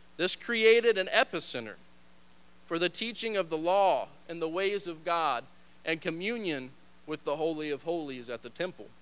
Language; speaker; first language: English; native; English